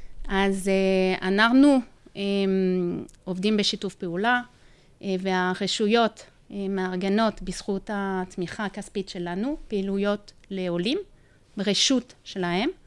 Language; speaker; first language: Hebrew; non-native, fluent; French